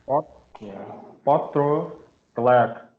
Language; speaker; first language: English; non-native, learner; Vietnamese